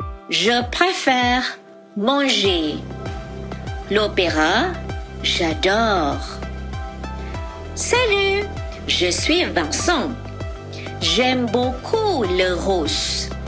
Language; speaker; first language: French; non-native, fluent; Malay